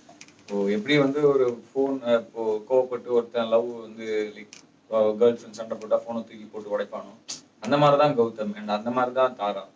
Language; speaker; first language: Tamil; native; Tamil